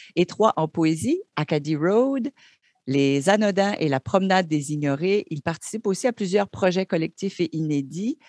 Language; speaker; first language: French; native; French